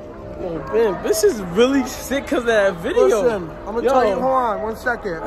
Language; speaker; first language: English; native; English